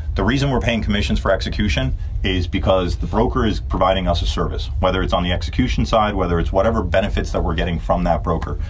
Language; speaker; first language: English; early bilingual, other home language; Turkish